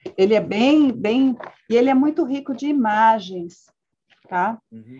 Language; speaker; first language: Portuguese; early bilingual, other home language; Spanish